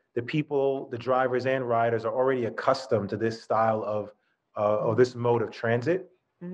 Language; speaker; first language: English; native; English